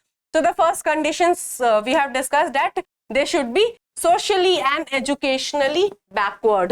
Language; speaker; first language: English; non-native, local second language; Hindi